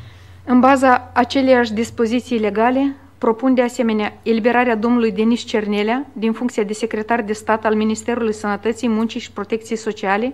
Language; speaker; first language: Romanian; native; Romanian